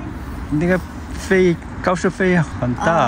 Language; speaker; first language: Chinese; non-native, learner; Korean